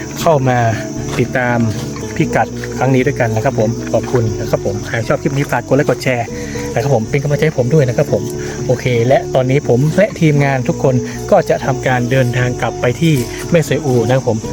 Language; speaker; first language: Thai; native; Thai